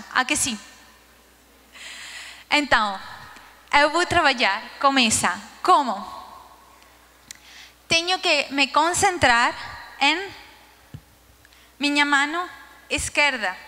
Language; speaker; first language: Portuguese; non-native, learner; Spanish